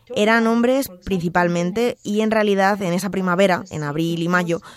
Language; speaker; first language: Spanish; non-native, fluent; Russian